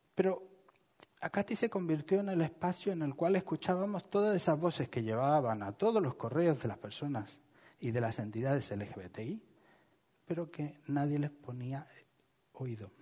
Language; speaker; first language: Spanish; native; Spanish